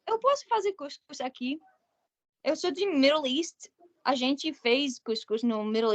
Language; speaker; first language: Portuguese; non-native, learner; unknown